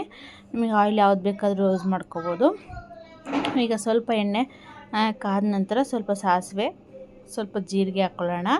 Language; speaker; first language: Kannada; native; Kannada